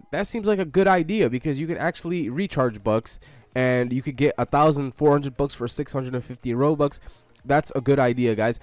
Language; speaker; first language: English; native; English